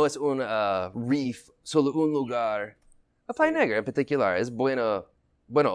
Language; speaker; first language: Spanish; non-native, learner; English